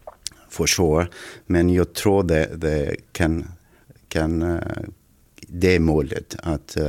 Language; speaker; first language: Swedish; non-native, learner; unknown